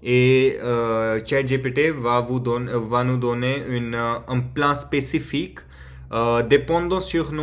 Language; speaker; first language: French; non-native, fluent; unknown